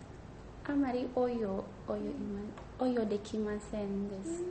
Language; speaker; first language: Japanese; non-native, learner; Indonesian